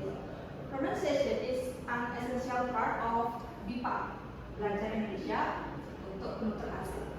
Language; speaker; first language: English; non-native, learner; Indonesian